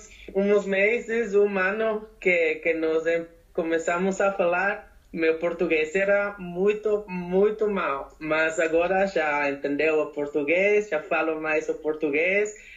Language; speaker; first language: Portuguese; non-native, learner; Spanish